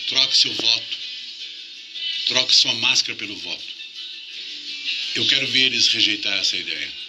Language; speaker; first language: Portuguese; native; Portuguese